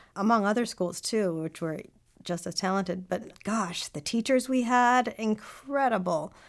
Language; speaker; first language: English; native; English